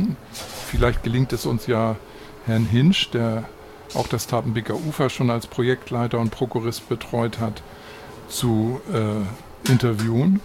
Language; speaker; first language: German; native; German